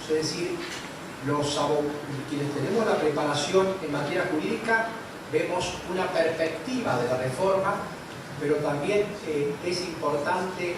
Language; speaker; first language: Spanish; native; Spanish